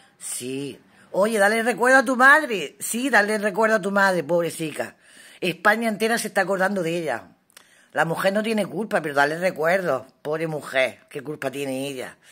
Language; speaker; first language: Spanish; native; Spanish